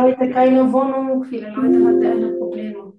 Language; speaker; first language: German; non-native, learner; Arabic